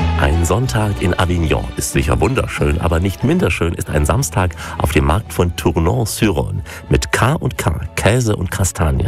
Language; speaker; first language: German; native; German